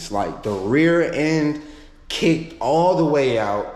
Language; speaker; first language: English; native; English